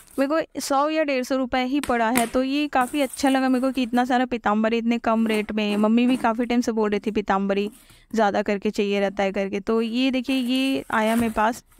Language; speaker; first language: Hindi; native; Hindi